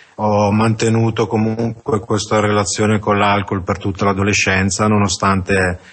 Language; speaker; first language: Italian; native; Italian